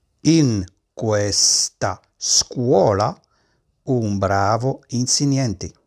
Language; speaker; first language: Italian; non-native, fluent; Arabic